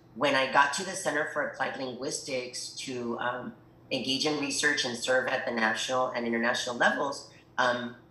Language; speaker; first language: English; early bilingual, other home language; Spanish